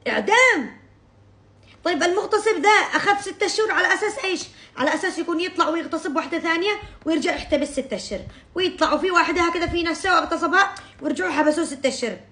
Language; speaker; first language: Arabic; native; Arabic